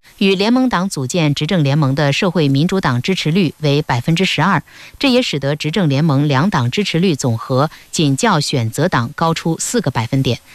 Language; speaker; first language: Chinese; native; Chinese